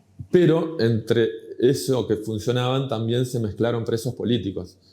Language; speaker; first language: Spanish; native; Spanish